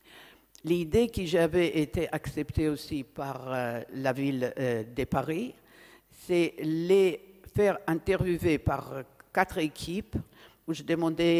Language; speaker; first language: French; non-native, fluent; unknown